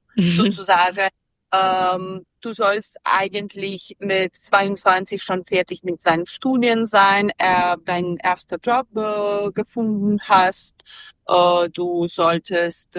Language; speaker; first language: German; non-native, learner; Serbian